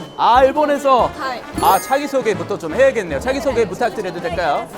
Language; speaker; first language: Korean; non-native, fluent; English